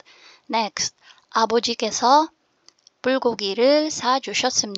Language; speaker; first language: Korean; non-native, fluent; Filipino